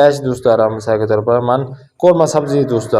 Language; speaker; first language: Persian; non-native, fluent; Urdu